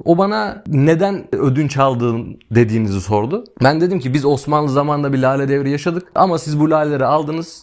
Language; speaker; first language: Turkish; native; Turkish